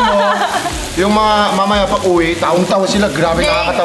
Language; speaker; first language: Filipino; non-native, fluent; Korean